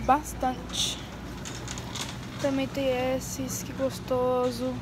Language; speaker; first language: Portuguese; early bilingual, heritage; Portuguese